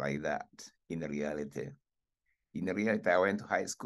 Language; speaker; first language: English; non-native, local second language; Kikuyu